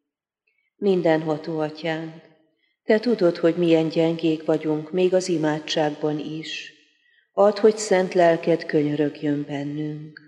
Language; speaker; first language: Hungarian; native; Hungarian